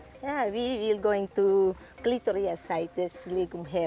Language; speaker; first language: English; non-native, learner; Indonesian